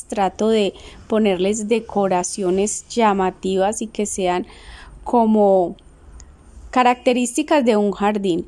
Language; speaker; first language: Spanish; native; Spanish